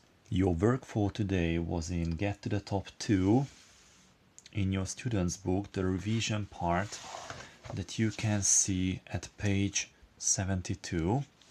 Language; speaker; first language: English; non-native, fluent; Hungarian